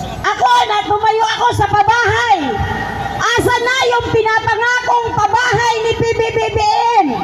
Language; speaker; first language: Filipino; non-native, local second language; Waray